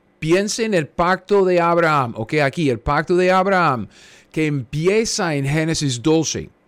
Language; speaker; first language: Spanish; non-native, fluent; English